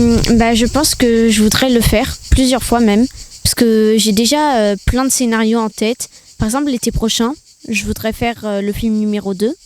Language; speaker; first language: French; early bilingual, other home language; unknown